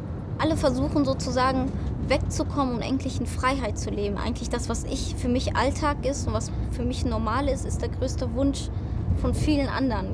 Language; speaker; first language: German; early bilingual, other home language; Persian